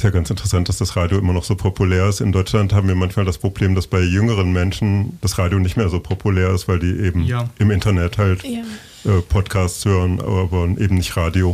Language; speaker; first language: German; native; German